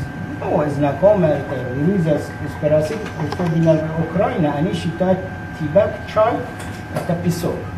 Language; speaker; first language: Russian; non-native, learner; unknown